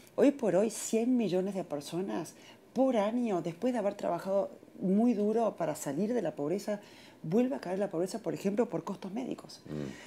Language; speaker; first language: Spanish; native; Spanish